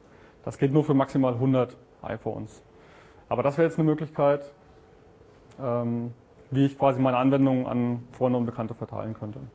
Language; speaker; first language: German; native; German